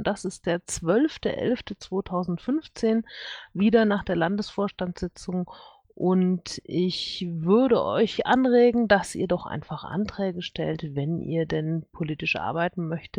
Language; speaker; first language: German; native; German